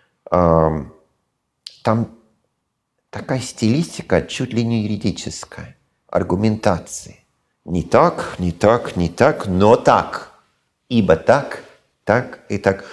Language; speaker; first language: Russian; non-native, fluent; English